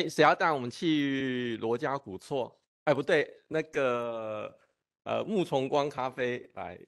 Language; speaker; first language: Chinese; native; Chinese